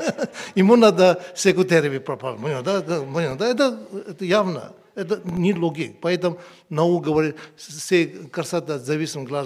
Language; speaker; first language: Russian; non-native, learner; Tibetan